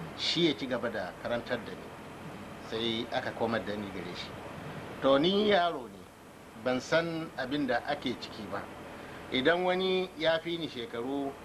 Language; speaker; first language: Hausa; non-native, local second language; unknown